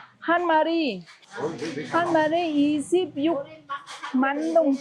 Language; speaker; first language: Korean; non-native, learner; Vietnamese